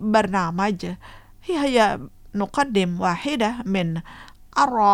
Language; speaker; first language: Arabic; non-native, fluent; Indonesian